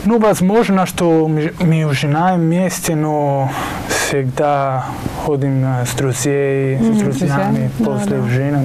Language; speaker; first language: Russian; non-native, learner; Italian